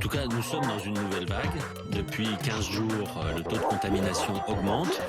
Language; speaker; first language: French; native; French